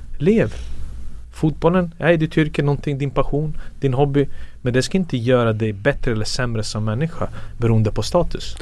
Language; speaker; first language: Swedish; early bilingual, other home language; Serbian